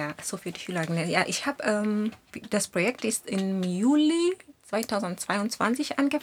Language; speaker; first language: German; non-native, fluent; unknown